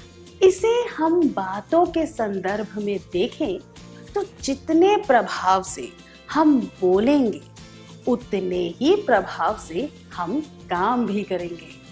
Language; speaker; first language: Hindi; native; Hindi